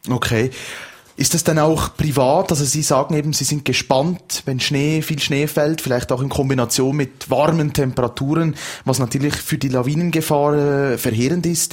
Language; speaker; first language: German; native; German